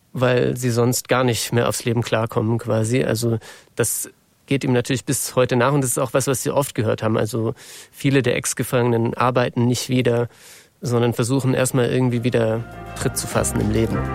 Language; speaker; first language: German; native; German